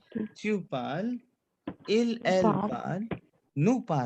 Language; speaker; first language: French; non-native, fluent; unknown